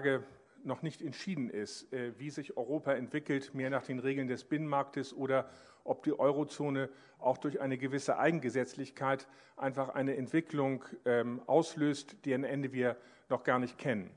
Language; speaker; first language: German; native; German